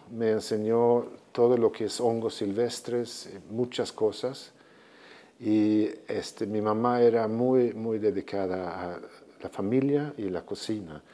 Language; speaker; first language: Spanish; non-native, fluent; Swedish